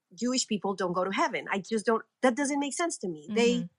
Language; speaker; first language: English; non-native, fluent; Spanish